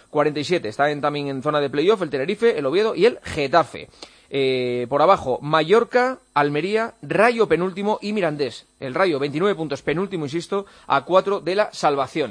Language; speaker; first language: Spanish; native; Spanish